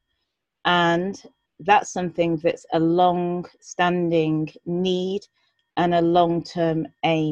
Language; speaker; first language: English; native; English